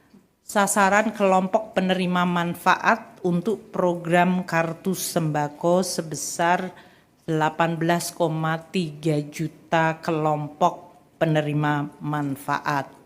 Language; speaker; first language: Indonesian; native; Indonesian